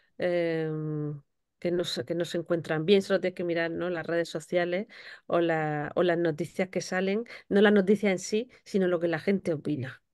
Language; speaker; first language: Spanish; native; Spanish